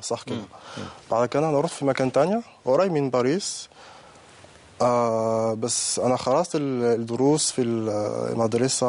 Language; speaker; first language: Arabic; non-native, learner; French